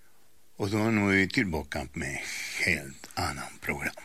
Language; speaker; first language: Swedish; non-native, learner; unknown